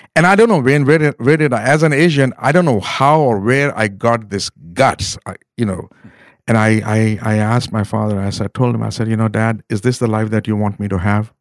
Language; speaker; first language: English; non-native, local second language; Urdu